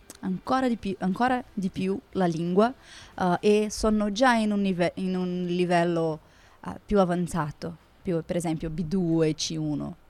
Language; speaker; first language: Italian; non-native, learner; Portuguese